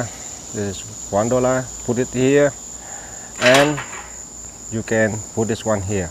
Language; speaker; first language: English; non-native, local second language; Vietnamese